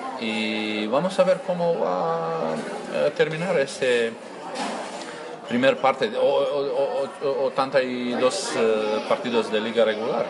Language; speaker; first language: Spanish; non-native, learner; Croatian